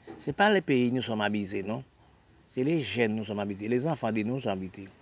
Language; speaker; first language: French; non-native, local second language; Haitian Creole